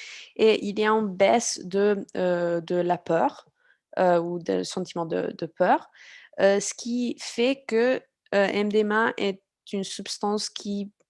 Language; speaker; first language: French; non-native, fluent; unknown